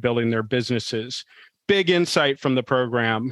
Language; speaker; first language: English; native; English